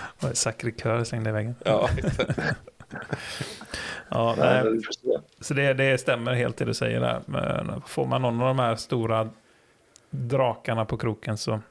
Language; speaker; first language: Swedish; native; Swedish